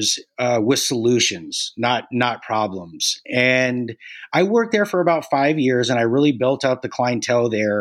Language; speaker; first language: English; native; English